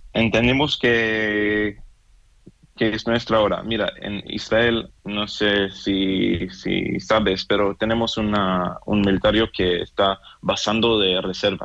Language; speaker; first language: Spanish; non-native, fluent; Hebrew